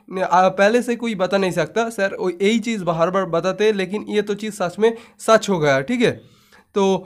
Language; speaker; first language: Hindi; non-native, local second language; Bangla